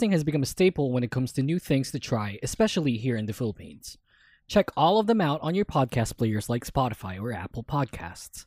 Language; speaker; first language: English; non-native, local second language; Filipino